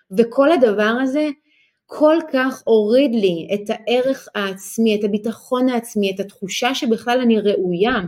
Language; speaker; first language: Hebrew; early bilingual, other home language; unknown